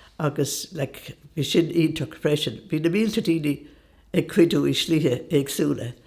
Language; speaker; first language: Irish; non-native, local second language; English